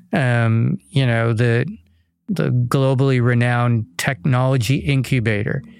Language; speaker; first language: English; native; English